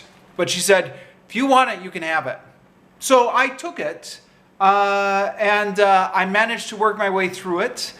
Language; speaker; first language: English; native; English